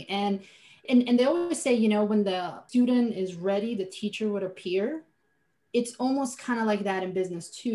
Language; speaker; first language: English; non-native, fluent; Slovenian